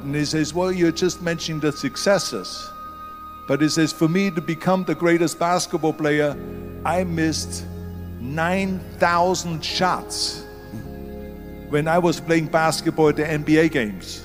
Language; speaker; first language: English; non-native, fluent; German